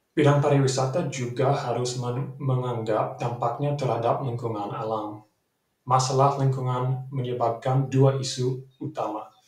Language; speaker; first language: Indonesian; non-native, fluent; English